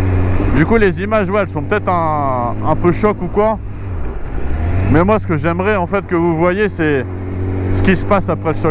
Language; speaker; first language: French; native; French